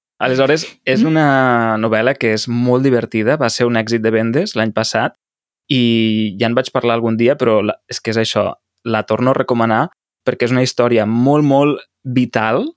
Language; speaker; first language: Catalan; native; Catalan